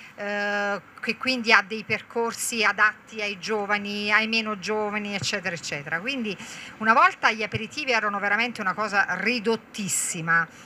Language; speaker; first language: Italian; native; Italian